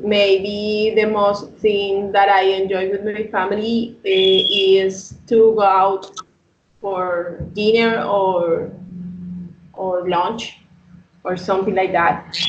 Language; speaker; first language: English; non-native, learner; Spanish